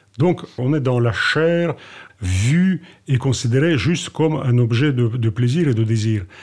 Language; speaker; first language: French; non-native, fluent; Russian